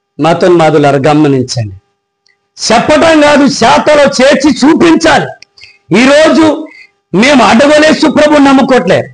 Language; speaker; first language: Telugu; non-native, local second language; Koya